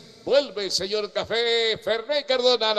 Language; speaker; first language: Spanish; native; Spanish